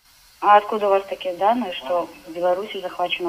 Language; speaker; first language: Russian; native; Russian